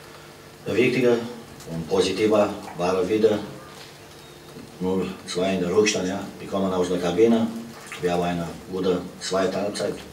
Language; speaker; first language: German; non-native, fluent; Romanian